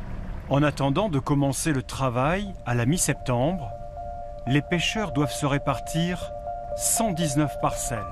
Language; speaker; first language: French; native; French